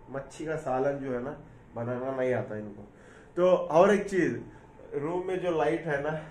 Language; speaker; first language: Hindi; non-native, local second language; Urdu